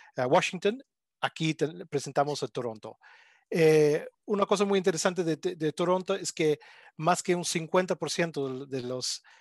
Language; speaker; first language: Spanish; non-native, fluent; English